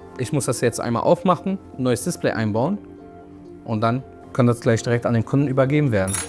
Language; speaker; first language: German; early bilingual, other home language; Arabic